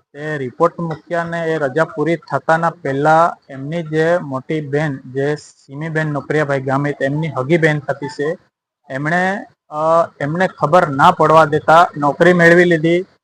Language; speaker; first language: Gujarati; non-native, local second language; Gamit